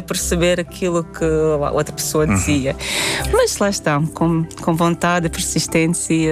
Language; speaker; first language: Portuguese; non-native, fluent; Latvian